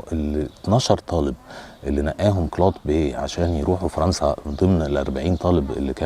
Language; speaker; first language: Arabic; native; Arabic